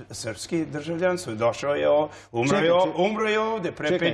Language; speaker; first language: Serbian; early bilingual, heritage; English